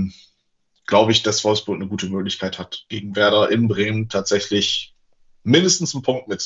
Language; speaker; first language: German; native; German